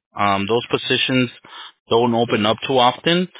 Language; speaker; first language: English; early bilingual, other home language; Spanish